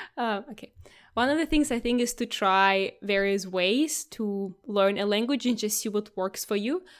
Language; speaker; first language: English; non-native, fluent; Russian